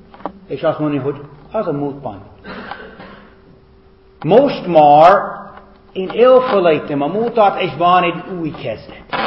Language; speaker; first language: Hungarian; non-native, fluent; English